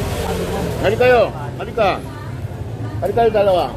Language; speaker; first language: Filipino; non-native, learner; Korean